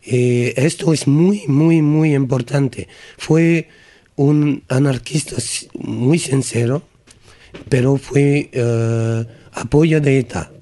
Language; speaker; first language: Spanish; non-native, learner; French